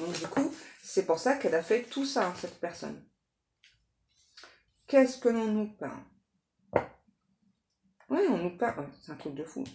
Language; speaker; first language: French; native; French